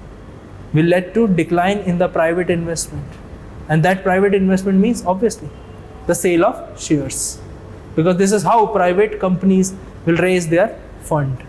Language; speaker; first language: English; non-native, local second language; Hindi